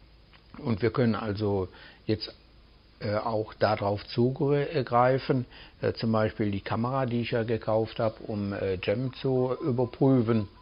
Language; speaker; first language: German; native; German